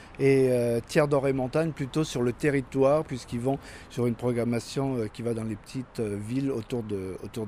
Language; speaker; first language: French; native; French